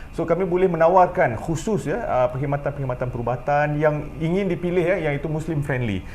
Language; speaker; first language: Malay; native; Malay